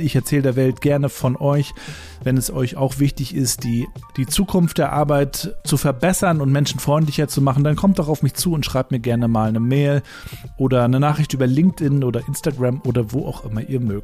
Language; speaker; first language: German; native; German